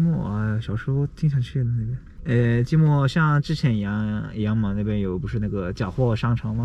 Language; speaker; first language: Chinese; early bilingual, other home language; Korean